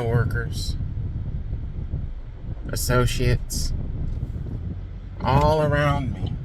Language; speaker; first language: English; native; English